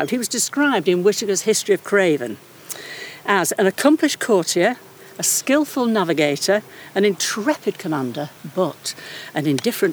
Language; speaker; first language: English; native; English